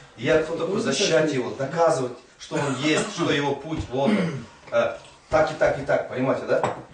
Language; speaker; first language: Russian; native; Russian